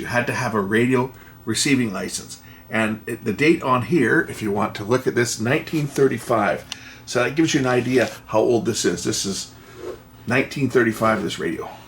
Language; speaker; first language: English; native; English